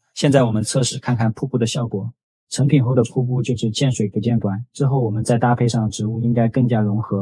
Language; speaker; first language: Chinese; native; Chinese